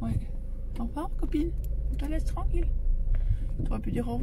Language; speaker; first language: French; native; French